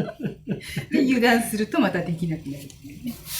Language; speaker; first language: Japanese; native; Japanese